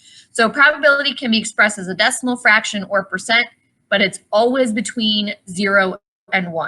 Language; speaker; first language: English; native; English